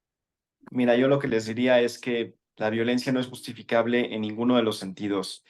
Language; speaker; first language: Spanish; native; Spanish